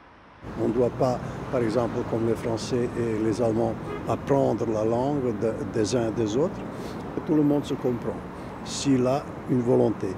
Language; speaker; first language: French; non-native, fluent; Serbian